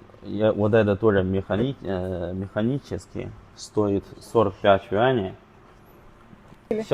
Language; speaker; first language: Russian; non-native, learner; Chinese